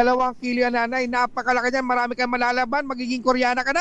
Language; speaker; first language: Filipino; native; Filipino